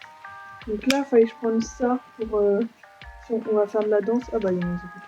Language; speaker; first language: French; native; French